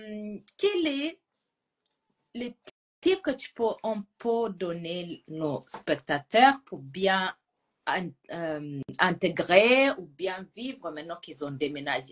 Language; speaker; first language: French; non-native, fluent; Gusii